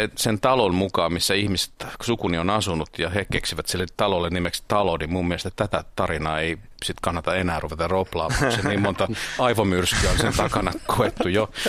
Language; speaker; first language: Finnish; native; Finnish